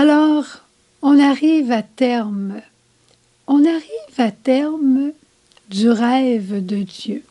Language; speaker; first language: French; native; French